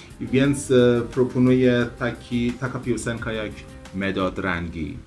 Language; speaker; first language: Polish; non-native, learner; Persian